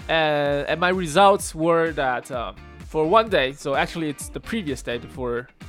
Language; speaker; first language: English; early bilingual, other home language; Chinese